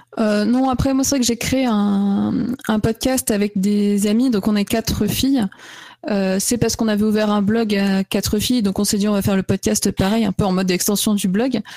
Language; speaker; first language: French; native; French